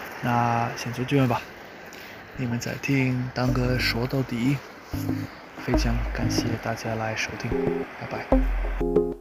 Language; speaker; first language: Chinese; non-native, fluent; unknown